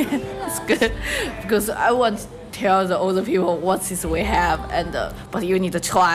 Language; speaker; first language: English; non-native, learner; Chinese